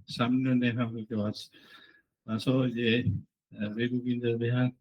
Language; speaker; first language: Korean; non-native, fluent; Sinhala